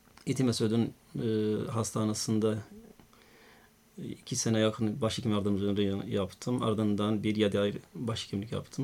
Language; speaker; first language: Turkish; non-native, fluent; Arabic